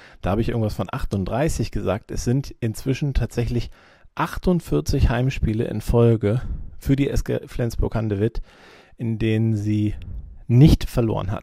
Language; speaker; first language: German; native; German